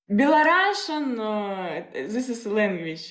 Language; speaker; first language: English; non-native, learner; Russian